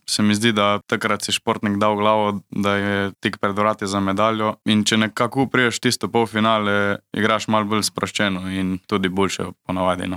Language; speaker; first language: Slovenian; native; Slovenian